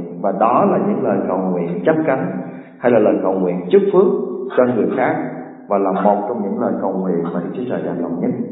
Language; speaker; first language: Vietnamese; native; Vietnamese